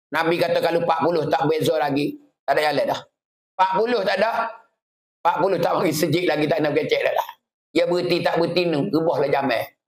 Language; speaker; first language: Malay; native; Malay